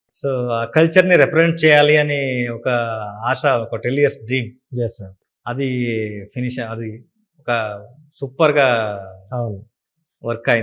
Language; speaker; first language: Telugu; non-native, learner; Kannada